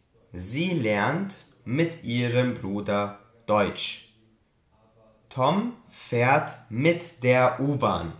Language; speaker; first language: German; non-native, fluent; Albanian